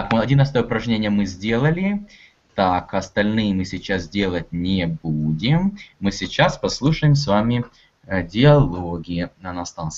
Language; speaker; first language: Russian; native; Russian